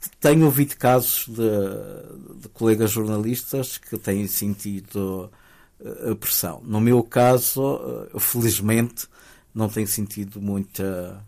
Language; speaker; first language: Portuguese; early bilingual, other home language; Spanish